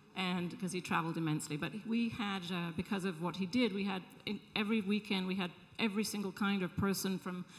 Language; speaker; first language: English; native; English